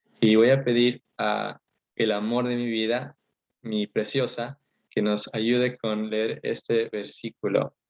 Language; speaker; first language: Spanish; early bilingual, heritage; Spanish